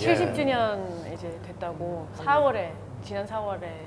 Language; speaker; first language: Korean; native; Korean